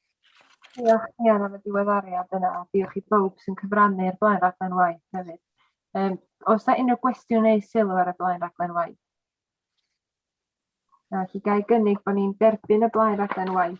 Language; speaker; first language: Welsh; native; Welsh